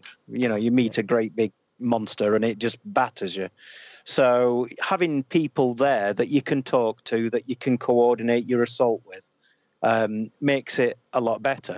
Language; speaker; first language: English; native; English